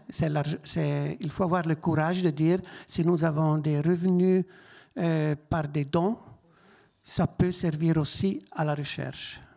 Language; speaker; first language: French; non-native, local second language; German